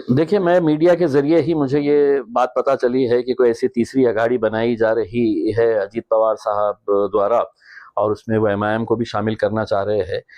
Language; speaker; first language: Hindi; native; Hindi